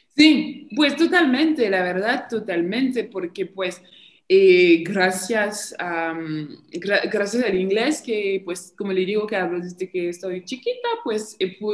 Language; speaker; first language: Spanish; non-native, fluent; French